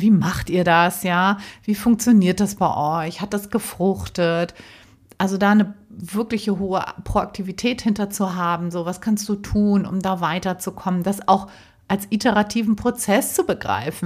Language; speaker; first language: German; native; German